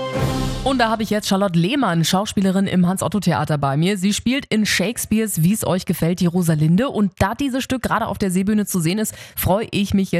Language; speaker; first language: German; native; German